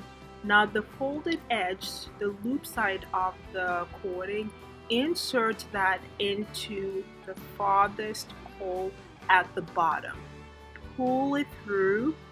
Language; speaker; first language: English; native; English